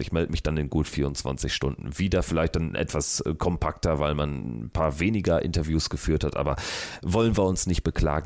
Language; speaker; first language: German; native; German